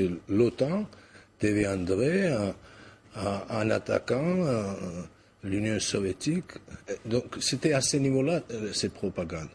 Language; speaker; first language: French; non-native, fluent; Georgian